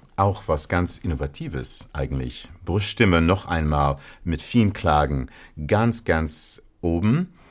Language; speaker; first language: German; non-native, fluent; English